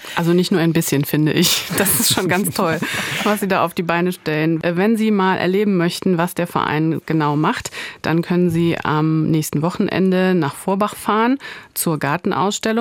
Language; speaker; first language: German; native; German